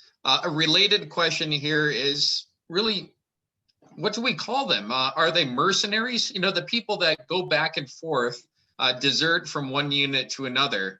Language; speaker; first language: English; native; English